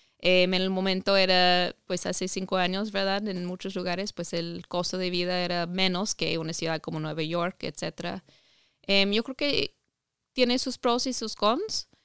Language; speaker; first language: Spanish; non-native, fluent; English